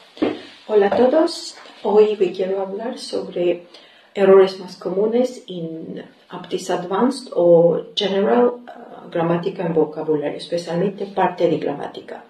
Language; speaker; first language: Spanish; non-native, fluent; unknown